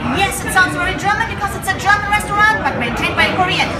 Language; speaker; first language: English; non-native, fluent; German